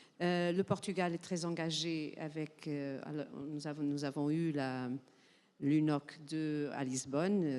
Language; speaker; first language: French; non-native, fluent; Portuguese